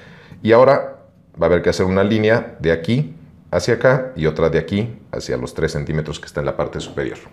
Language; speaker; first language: Spanish; native; Spanish